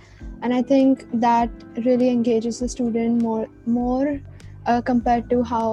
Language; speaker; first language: English; non-native, local second language; Hindi